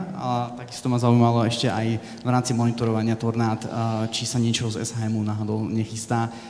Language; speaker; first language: Slovak; native; Slovak